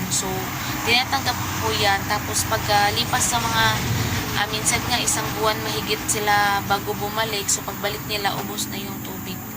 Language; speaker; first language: Filipino; non-native, local second language; Cebuano